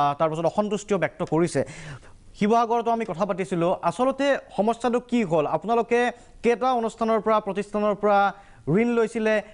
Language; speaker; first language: Assamese; native; Assamese